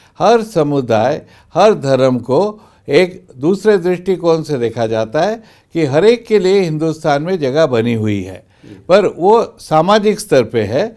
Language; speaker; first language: Hindi; non-native, local second language; Bangla